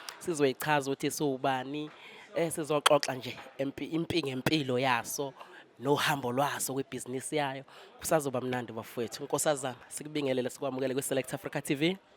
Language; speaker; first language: Zulu; native; Zulu